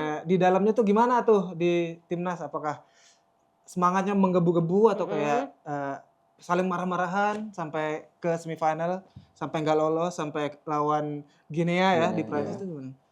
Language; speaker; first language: Indonesian; native; Indonesian